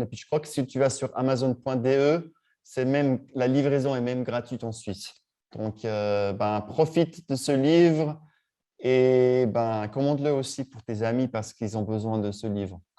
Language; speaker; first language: French; native; French